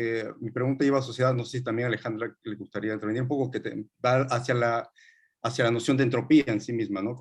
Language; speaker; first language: Spanish; native; Spanish